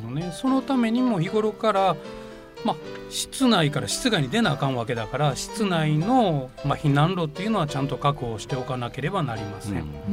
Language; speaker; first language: Japanese; native; Japanese